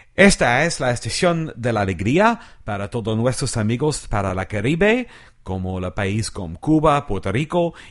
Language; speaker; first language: Spanish; non-native, learner; English